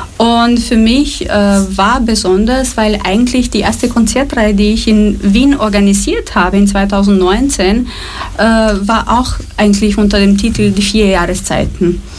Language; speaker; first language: German; non-native, fluent; Romanian